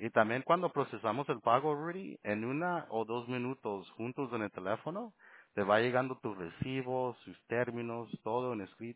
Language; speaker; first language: Spanish; early bilingual, heritage; Spanish